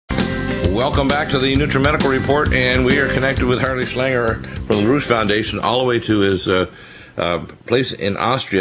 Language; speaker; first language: English; native; English